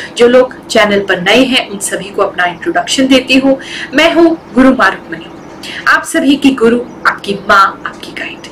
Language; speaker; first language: Hindi; native; Hindi